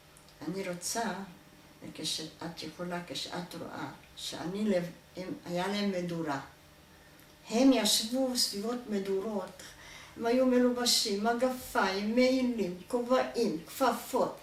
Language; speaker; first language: Hebrew; non-native, fluent; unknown